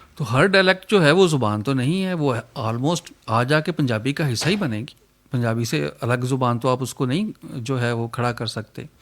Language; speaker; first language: Urdu; non-native, local second language; Punjabi